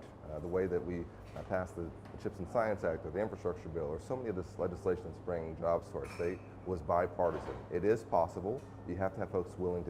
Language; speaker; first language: English; native; English